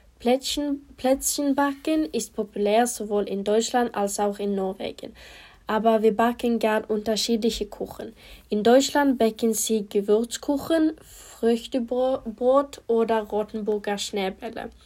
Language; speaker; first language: German; non-native, learner; Polish